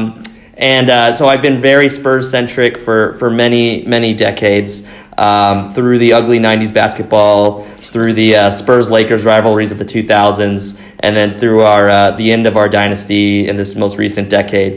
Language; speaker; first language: English; native; English